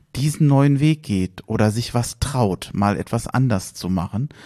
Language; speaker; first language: German; native; German